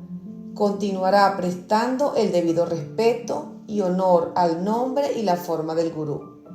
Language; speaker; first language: Spanish; native; Spanish